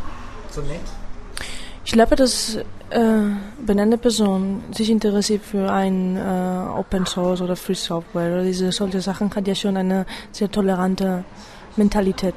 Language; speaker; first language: German; non-native, fluent; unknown